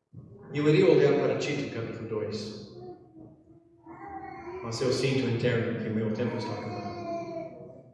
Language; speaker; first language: Portuguese; non-native, fluent; English